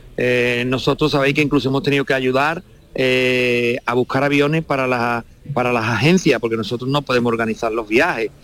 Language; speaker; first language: Spanish; native; Spanish